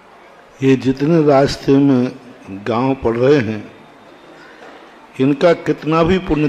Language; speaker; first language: Hindi; native; Hindi